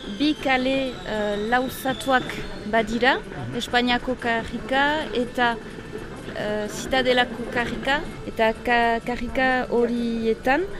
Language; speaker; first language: Basque; non-native, local second language; French